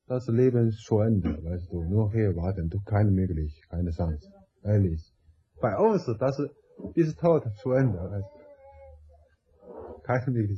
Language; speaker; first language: German; non-native, learner; Chinese